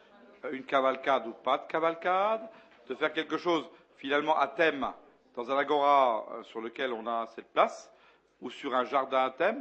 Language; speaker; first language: French; native; French